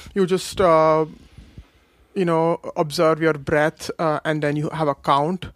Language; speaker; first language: English; non-native, local second language; Kashmiri